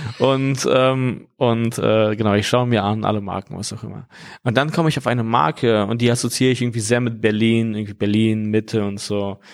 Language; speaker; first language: German; non-native, fluent; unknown